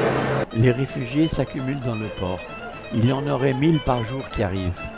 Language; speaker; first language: French; native; French